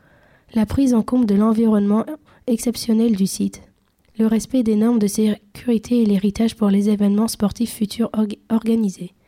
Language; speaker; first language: French; native; French